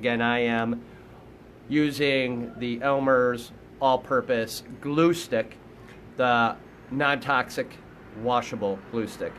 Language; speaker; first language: English; native; English